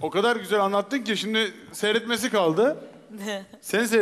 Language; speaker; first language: Turkish; native; Turkish